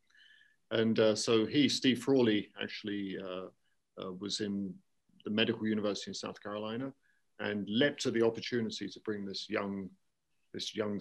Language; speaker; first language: English; native; English